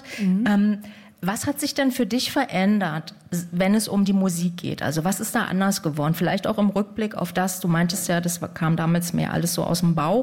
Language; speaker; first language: German; native; German